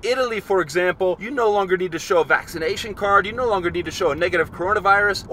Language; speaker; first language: English; native; English